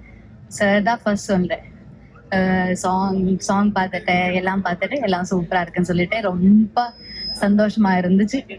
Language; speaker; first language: Tamil; non-native, learner; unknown